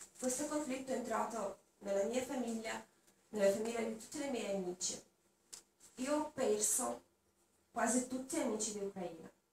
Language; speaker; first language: Italian; non-native, learner; Russian